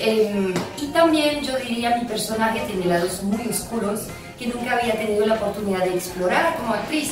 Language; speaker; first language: Spanish; non-native, fluent; French